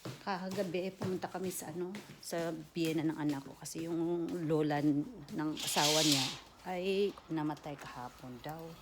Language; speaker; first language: Filipino; non-native, local second language; Cebuano